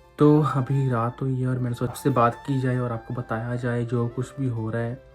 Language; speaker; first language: Hindi; non-native, local second language; Punjabi